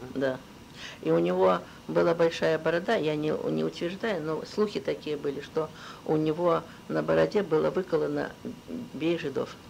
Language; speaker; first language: Russian; native; Russian